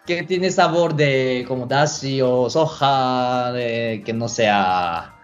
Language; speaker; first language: Spanish; non-native, learner; Japanese